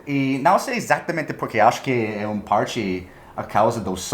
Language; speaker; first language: Portuguese; non-native, fluent; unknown